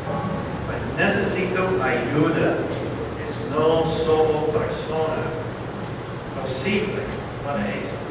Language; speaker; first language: Spanish; non-native, learner; English